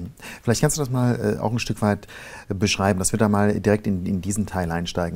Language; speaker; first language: German; native; German